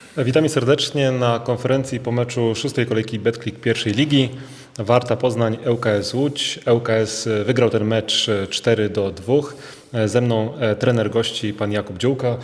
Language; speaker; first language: Polish; native; Polish